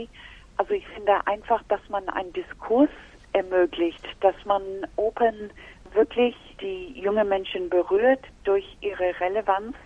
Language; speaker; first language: German; non-native, fluent; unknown